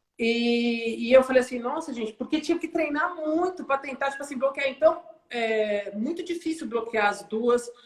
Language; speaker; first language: Portuguese; native; Portuguese